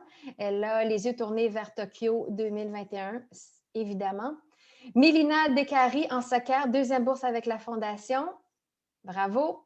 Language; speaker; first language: French; native; French